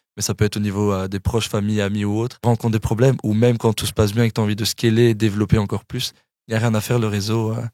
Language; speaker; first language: French; native; French